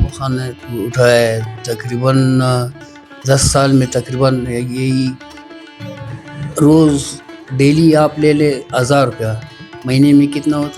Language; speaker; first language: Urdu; non-native, local second language; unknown